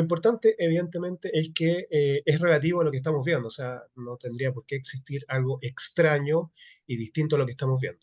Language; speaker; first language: Spanish; native; Spanish